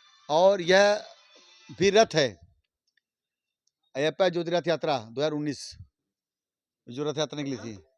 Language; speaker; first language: Hindi; native; Hindi